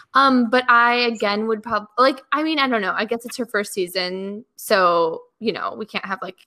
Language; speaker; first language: English; native; English